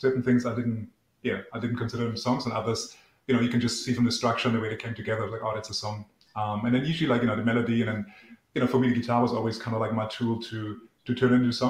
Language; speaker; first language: English; non-native, fluent; German